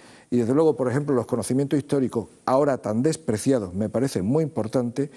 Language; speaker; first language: Spanish; native; Spanish